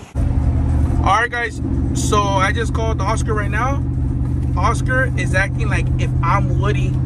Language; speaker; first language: English; early bilingual, other home language; Spanish